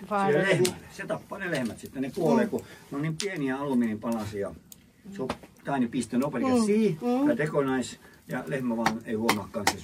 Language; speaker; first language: Finnish; native; Finnish